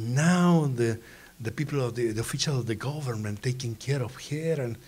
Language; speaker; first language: English; non-native, fluent; Spanish